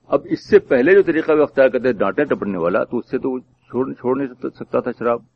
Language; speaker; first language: Urdu; native; Urdu